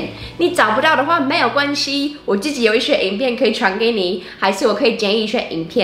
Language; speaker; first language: Chinese; non-native, fluent; English